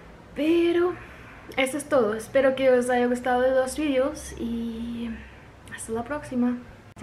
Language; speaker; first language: Spanish; non-native, fluent; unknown